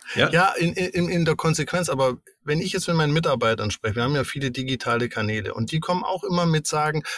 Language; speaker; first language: German; native; German